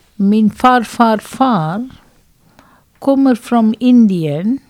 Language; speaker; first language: Swedish; non-native, learner; Tamil